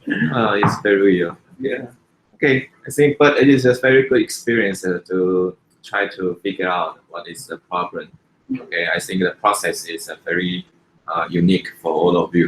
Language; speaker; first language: English; non-native, fluent; Chinese